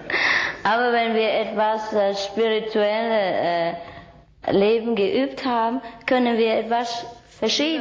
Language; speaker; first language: German; non-native, learner; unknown